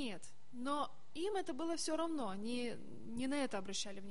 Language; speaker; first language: Russian; native; Russian